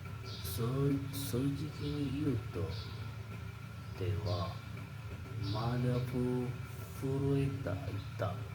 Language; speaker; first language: Japanese; non-native, learner; Indonesian